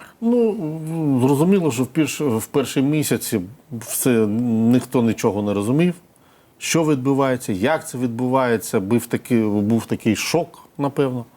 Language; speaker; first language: Ukrainian; non-native, local second language; Russian